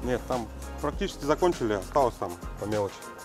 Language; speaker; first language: Russian; native; Russian